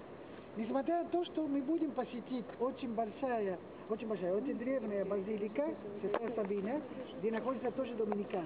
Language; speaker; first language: Russian; non-native, learner; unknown